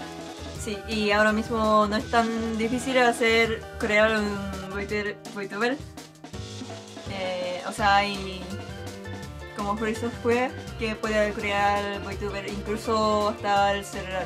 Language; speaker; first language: Spanish; non-native, fluent; Japanese